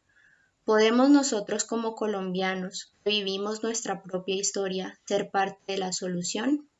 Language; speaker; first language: Spanish; native; Spanish